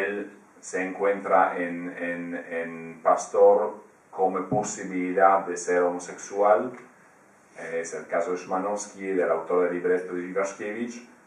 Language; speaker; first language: Spanish; non-native, fluent; Polish